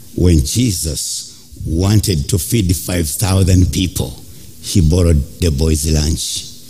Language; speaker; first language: English; non-native, local second language; Ganda